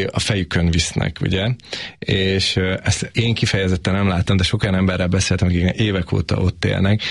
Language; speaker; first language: Hungarian; native; Hungarian